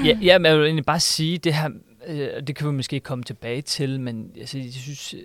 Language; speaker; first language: Danish; native; Danish